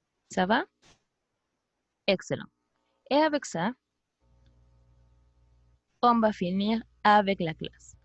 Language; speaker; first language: French; non-native, fluent; Spanish